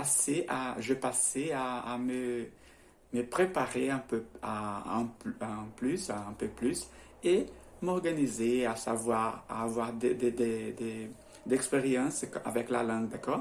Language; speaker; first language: French; non-native, learner; Portuguese